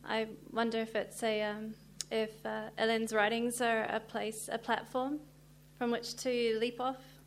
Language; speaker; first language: English; native; English